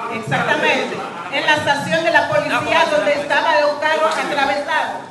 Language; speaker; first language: Spanish; non-native, fluent; Haitian Creole